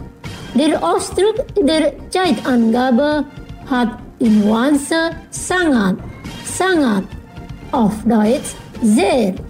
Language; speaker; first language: German; non-native, fluent; Indonesian